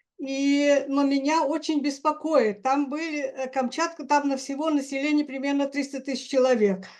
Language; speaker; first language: Russian; native; Russian